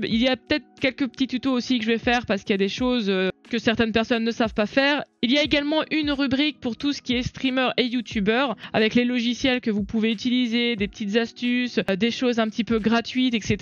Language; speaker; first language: French; native; French